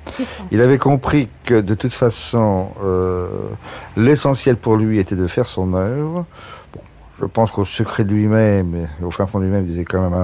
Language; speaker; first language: French; native; French